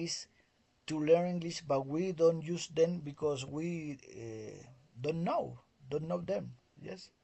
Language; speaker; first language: English; non-native, learner; Spanish